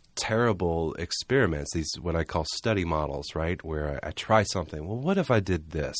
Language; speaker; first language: English; native; English